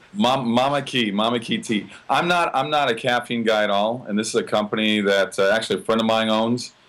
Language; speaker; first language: English; native; English